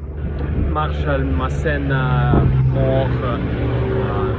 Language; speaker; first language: French; non-native, learner; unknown